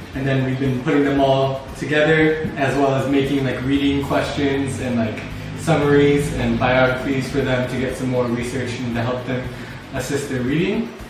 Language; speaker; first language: English; native; English